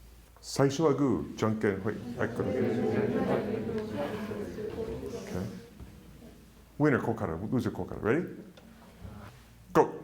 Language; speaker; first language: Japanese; non-native, fluent; English